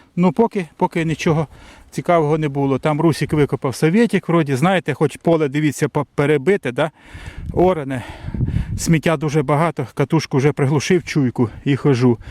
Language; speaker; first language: Ukrainian; native; Ukrainian